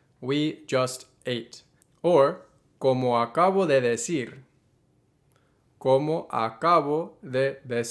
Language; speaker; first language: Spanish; non-native, fluent; English